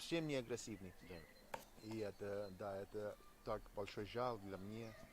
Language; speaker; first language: Russian; non-native, learner; English